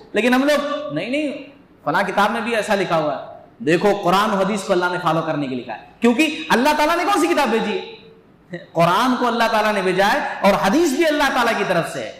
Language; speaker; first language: Urdu; native; Urdu